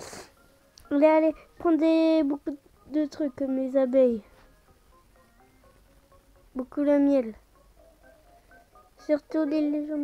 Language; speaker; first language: French; native; French